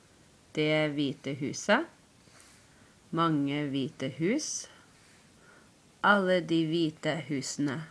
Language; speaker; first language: Norwegian; non-native, learner; English